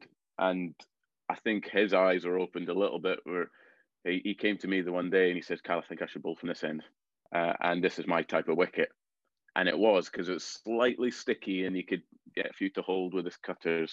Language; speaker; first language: English; native; English